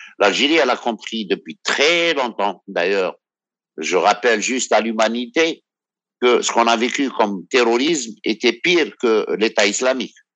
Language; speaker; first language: French; non-native, local second language; Arabic